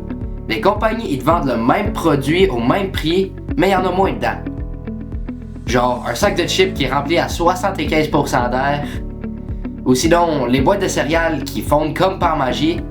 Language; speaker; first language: French; native; French